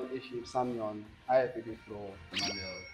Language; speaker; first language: Korean; non-native, learner; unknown